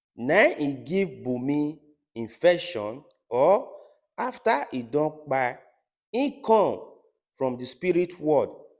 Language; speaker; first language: Nigerian Pidgin; native; Nigerian Pidgin